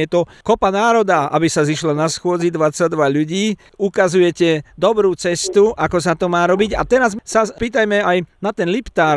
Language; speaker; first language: Slovak; native; Slovak